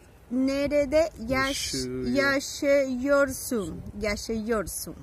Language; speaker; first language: Turkish; non-native, learner; Spanish